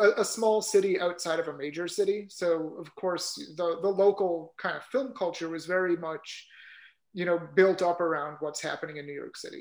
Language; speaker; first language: English; native; English